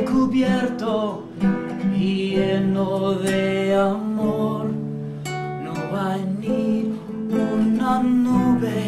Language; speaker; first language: Spanish; non-native, learner; English